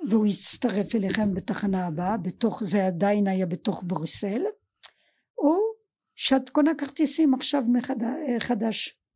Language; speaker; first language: Hebrew; native; Hebrew